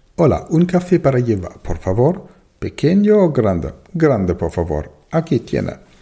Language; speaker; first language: Spanish; non-native, fluent; German